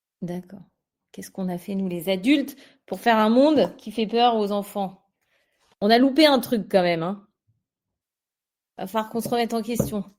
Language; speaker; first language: French; native; French